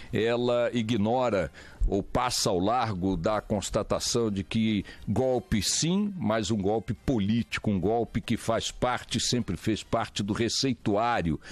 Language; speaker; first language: Portuguese; native; Portuguese